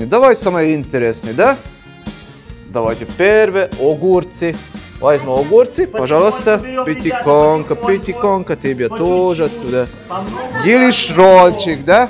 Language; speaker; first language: Russian; non-native, learner; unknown